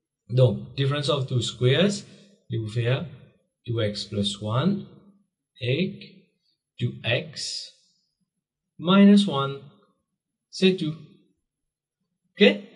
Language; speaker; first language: French; non-native, local second language; Morisyen